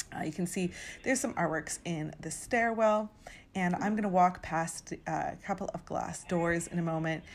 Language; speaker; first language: English; native; English